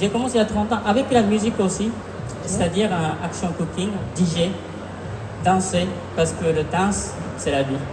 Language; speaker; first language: French; non-native, fluent; Japanese